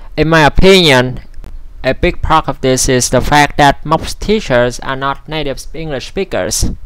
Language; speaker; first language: English; non-native, fluent; Vietnamese